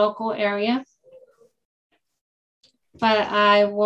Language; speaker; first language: English; early bilingual, other home language; Spanish